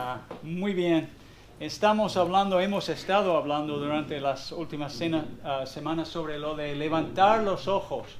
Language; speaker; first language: Spanish; non-native, fluent; English